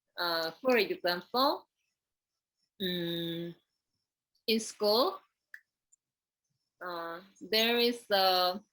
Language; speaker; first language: English; non-native, fluent; Korean